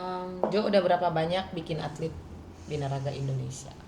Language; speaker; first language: Indonesian; native; Indonesian